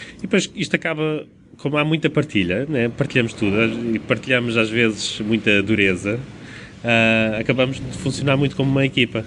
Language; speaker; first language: Portuguese; native; Portuguese